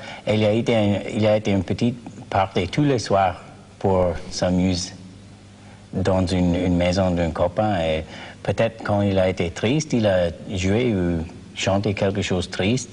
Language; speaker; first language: French; non-native, learner; English